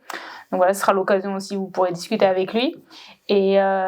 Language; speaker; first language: French; native; French